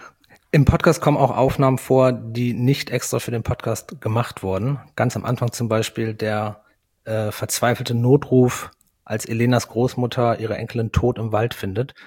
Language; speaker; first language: German; native; German